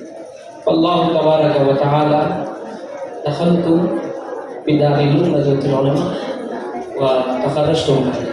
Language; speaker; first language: Arabic; non-native, fluent; Urdu